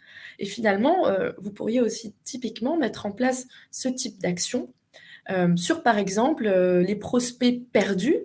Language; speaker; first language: French; native; French